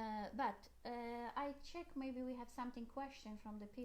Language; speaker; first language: English; non-native, learner; Polish